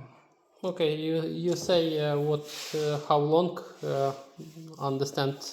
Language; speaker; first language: English; non-native, learner; Ukrainian